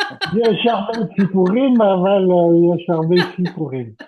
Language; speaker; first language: Hebrew; non-native, learner; French